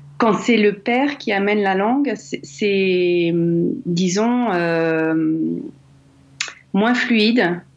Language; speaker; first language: French; native; French